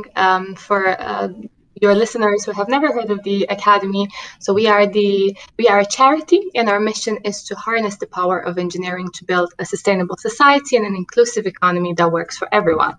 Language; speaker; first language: English; non-native, fluent; Romanian